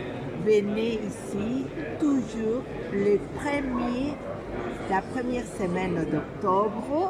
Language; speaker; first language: French; non-native, fluent; Spanish